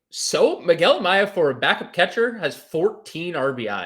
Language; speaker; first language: English; native; English